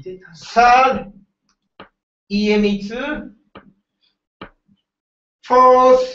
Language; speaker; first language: English; non-native, learner; Japanese